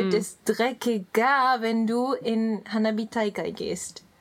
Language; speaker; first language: German; non-native, learner; Japanese